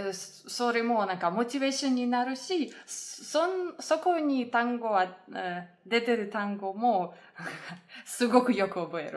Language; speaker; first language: Japanese; non-native, fluent; Russian